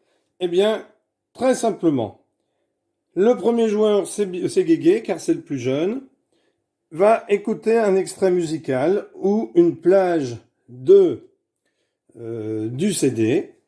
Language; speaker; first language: French; native; French